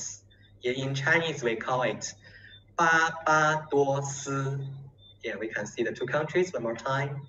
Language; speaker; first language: English; non-native, learner; Chinese